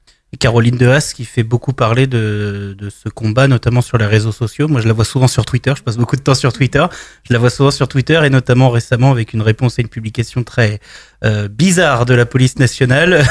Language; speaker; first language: French; native; French